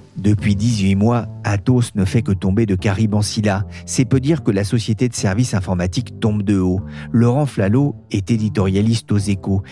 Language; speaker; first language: French; native; French